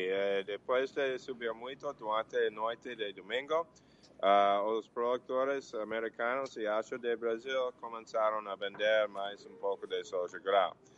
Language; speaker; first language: Portuguese; non-native, learner; English